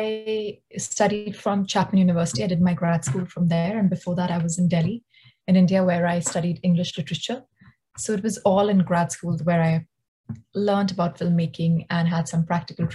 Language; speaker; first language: English; non-native, local second language; Hindi